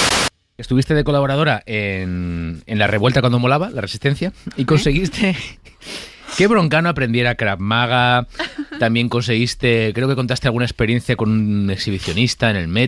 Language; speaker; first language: Spanish; native; Spanish